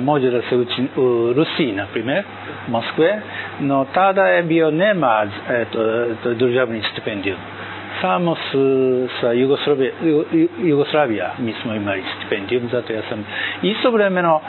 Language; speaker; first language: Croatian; non-native, learner; Japanese